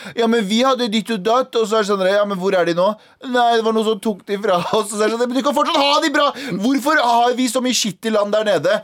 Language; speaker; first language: Norwegian; early bilingual, other home language; Kurdish